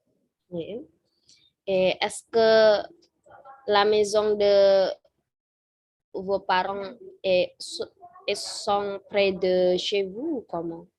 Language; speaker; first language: French; non-native, fluent; Indonesian